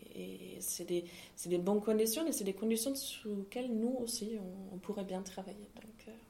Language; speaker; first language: French; non-native, fluent; German